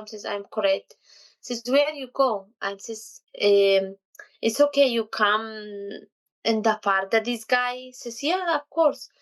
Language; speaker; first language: English; non-native, learner; Kurdish